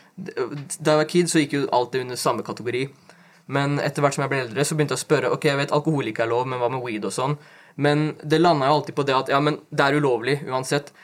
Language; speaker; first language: Norwegian; early bilingual, other home language; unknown